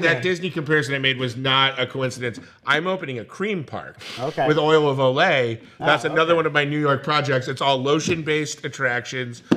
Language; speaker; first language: English; native; English